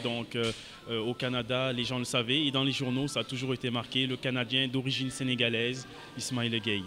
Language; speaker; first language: French; non-native, local second language; Wolof